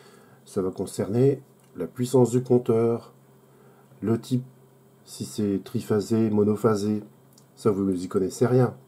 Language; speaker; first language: French; native; French